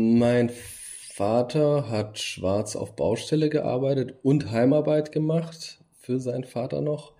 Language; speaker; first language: German; early bilingual, other home language; Bosnian